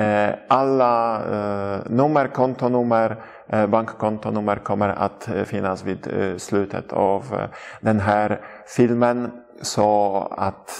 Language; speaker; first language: Swedish; non-native, fluent; Polish